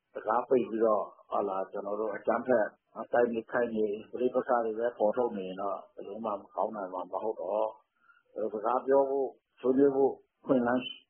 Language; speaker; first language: Burmese; non-native, local second language; Pa'o Karen